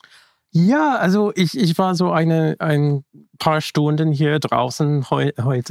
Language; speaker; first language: German; non-native, fluent; English